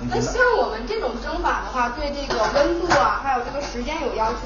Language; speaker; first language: Chinese; native; Chinese